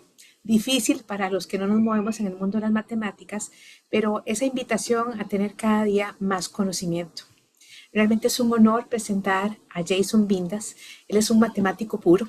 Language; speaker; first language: Spanish; native; Spanish